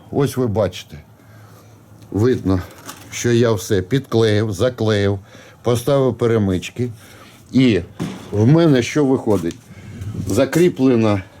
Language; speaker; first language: Ukrainian; non-native, local second language; Russian